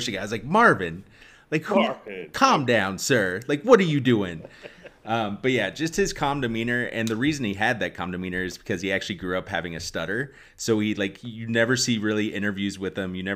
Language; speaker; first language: English; native; English